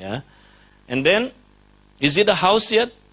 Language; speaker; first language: English; non-native, fluent; Indonesian